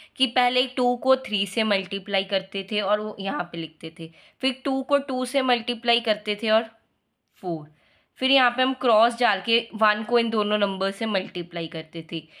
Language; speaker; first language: Hindi; non-native, local second language; Punjabi